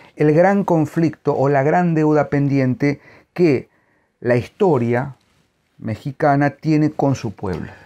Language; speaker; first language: Spanish; native; Spanish